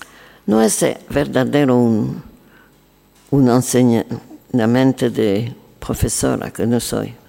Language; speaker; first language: Spanish; non-native, learner; French